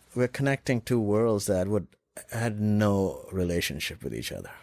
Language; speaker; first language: English; non-native, local second language; Urdu